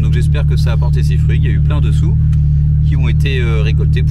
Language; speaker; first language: French; native; French